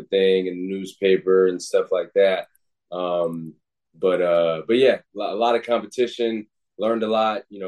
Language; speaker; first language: English; native; English